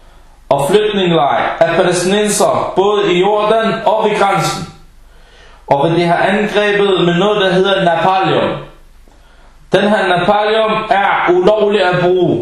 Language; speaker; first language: Danish; early bilingual, other home language; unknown